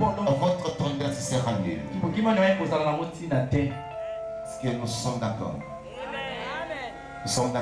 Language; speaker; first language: French; non-native, local second language; Lingala